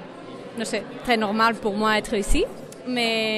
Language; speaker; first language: French; non-native, learner; Spanish